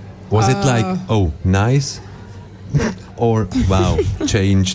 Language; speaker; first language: English; non-native, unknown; German